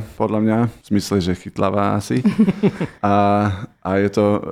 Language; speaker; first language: Slovak; non-native, fluent; English